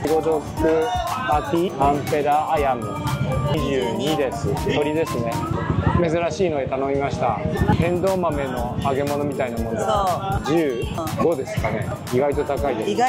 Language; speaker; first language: Japanese; native; Japanese